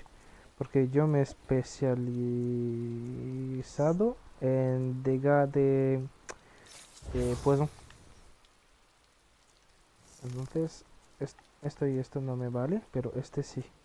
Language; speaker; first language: Spanish; non-native, learner; French